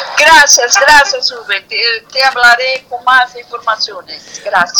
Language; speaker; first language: Spanish; non-native, fluent; Portuguese